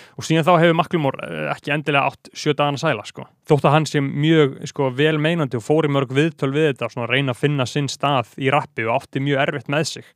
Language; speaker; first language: Icelandic; native; Icelandic